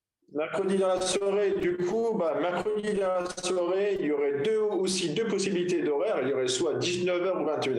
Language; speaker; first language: French; native; French